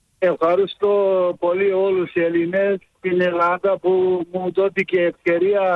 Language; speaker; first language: Greek; early bilingual, heritage; Greek